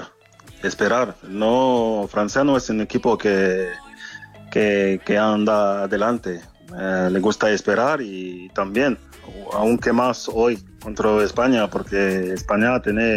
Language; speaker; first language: Spanish; non-native, fluent; French